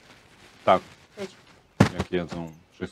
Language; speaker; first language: Polish; non-native, learner; Russian